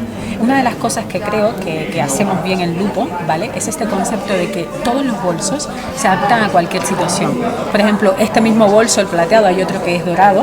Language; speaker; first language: Spanish; native; Spanish